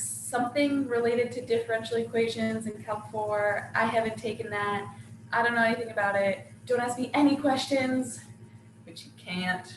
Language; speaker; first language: English; native; English